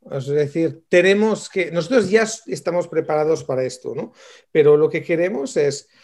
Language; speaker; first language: Spanish; non-native, fluent; French